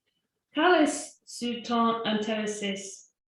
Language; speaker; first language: Spanish; non-native, learner; English